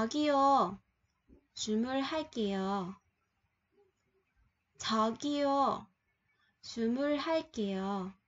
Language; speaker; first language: Korean; non-native, fluent; Vietnamese